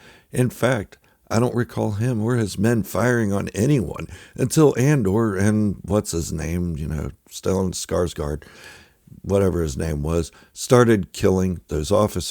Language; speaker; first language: English; native; English